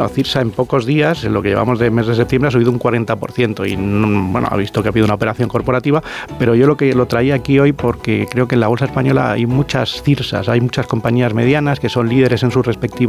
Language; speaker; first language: Spanish; native; Spanish